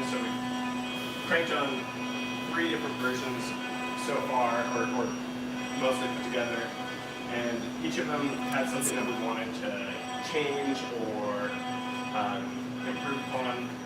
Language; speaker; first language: English; native; English